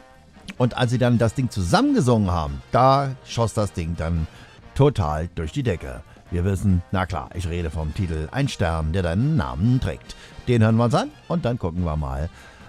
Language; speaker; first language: German; native; German